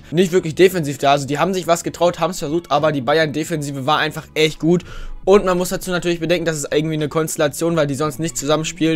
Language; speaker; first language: German; native; German